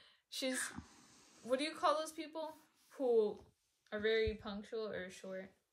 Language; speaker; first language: English; early bilingual, other home language; Spanish